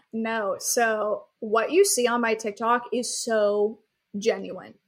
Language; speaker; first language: English; native; English